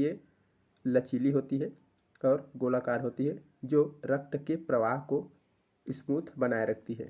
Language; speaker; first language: Hindi; native; Hindi